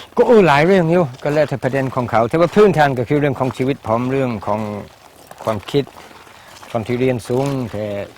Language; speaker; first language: Thai; non-native, fluent; English